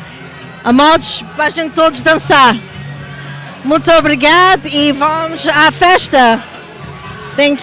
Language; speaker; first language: Portuguese; early bilingual, heritage; Portuguese